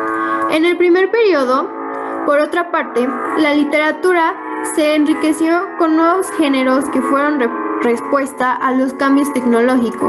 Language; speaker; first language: Spanish; native; Spanish